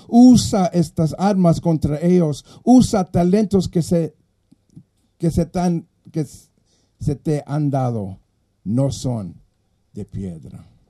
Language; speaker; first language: Spanish; early bilingual, heritage; Spanish